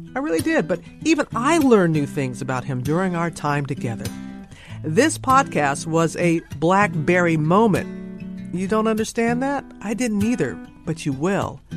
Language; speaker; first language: English; native; English